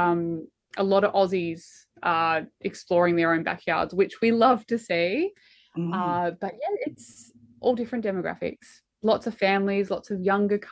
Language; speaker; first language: English; native; English